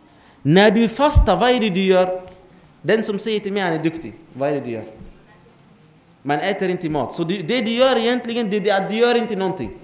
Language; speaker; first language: Swedish; non-native, fluent; Arabic